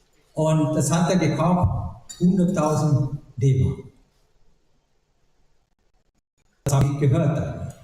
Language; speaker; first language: German; non-native, learner; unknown